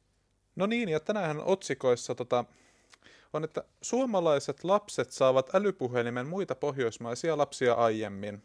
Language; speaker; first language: Finnish; native; Finnish